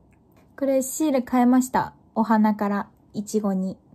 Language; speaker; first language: Japanese; native; Japanese